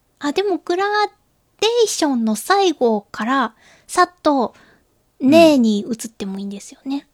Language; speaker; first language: Japanese; native; Japanese